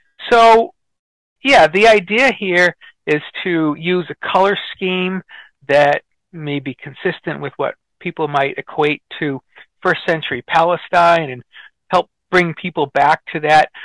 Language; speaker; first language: English; native; English